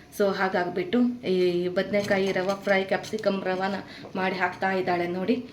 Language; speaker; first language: Kannada; non-native, local second language; Konkani